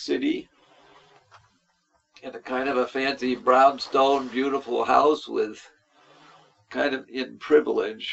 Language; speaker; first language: English; native; English